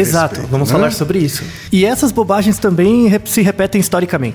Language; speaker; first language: Portuguese; native; Portuguese